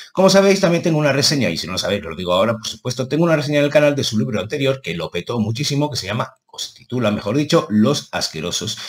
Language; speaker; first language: Spanish; native; Spanish